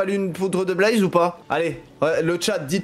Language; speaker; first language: French; native; French